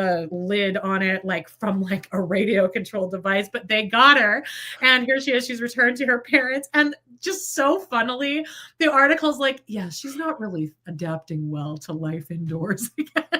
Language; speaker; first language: English; native; English